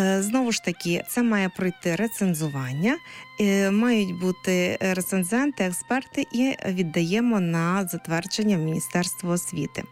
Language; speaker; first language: Ukrainian; native; Ukrainian